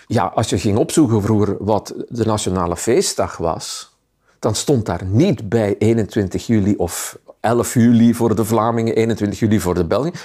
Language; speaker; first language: Dutch; native; Dutch